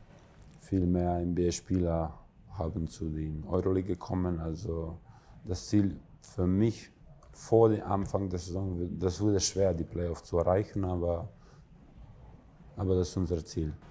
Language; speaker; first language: German; non-native, fluent; Croatian